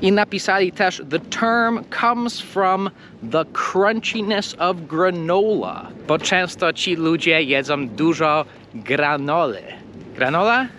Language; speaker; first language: Polish; non-native, fluent; English